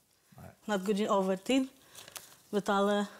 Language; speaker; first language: Norwegian; non-native, learner; Polish